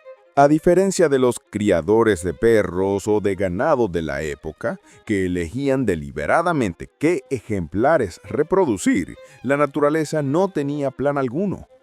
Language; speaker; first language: Spanish; native; Spanish